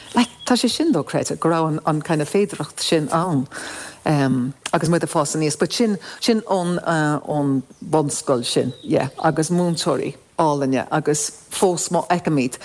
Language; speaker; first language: Irish; non-native, local second language; English